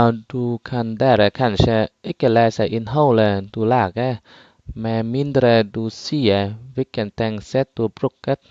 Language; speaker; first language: Norwegian; non-native, fluent; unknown